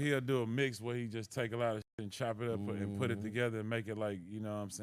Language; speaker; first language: English; native; English